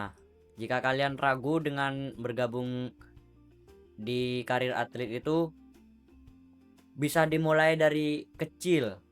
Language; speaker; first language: Indonesian; non-native, local second language; Madurese